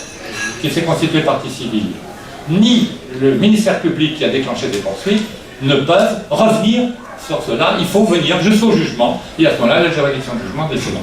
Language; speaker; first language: French; native; French